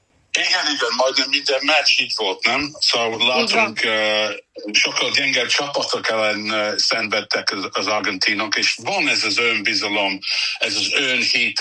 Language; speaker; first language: Hungarian; non-native, learner; English